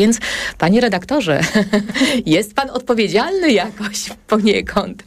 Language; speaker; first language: Polish; native; Polish